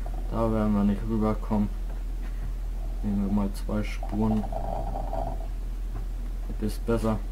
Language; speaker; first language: German; native; German